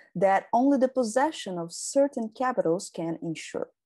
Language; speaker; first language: English; non-native, fluent; Portuguese